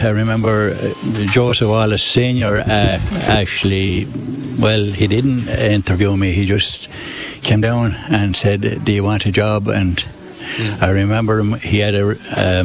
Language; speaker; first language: English; native; English